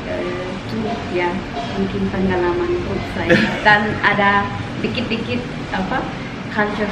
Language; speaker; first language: Indonesian; non-native, learner; Amharic